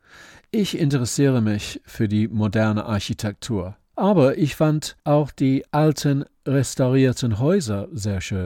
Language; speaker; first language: German; non-native, fluent; English